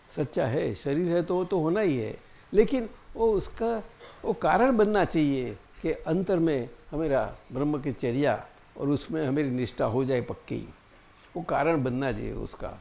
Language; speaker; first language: Hindi; non-native, local second language; Gujarati